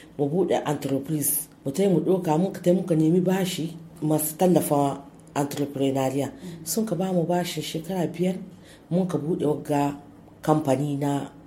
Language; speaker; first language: Hausa; native; Hausa